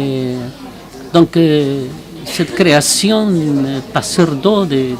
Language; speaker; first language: French; non-native, fluent; Spanish